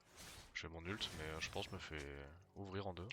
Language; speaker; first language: French; native; French